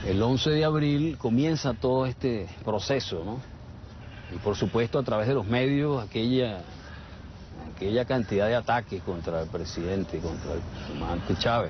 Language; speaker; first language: Spanish; native; Spanish